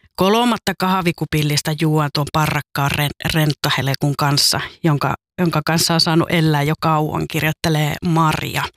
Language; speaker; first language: Finnish; native; Finnish